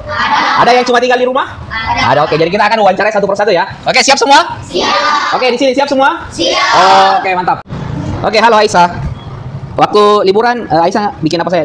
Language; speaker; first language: Indonesian; native; Indonesian